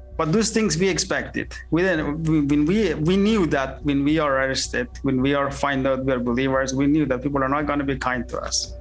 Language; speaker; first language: English; non-native, fluent; Persian